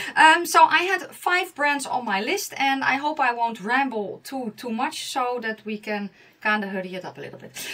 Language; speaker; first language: English; non-native, fluent; Dutch